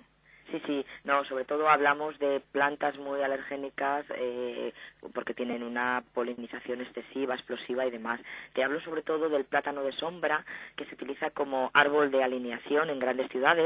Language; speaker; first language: Spanish; native; Spanish